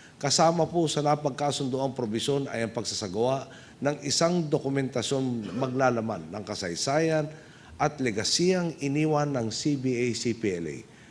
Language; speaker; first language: Filipino; native; Filipino